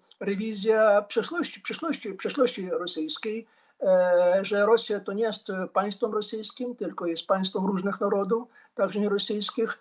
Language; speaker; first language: Polish; non-native, fluent; Ukrainian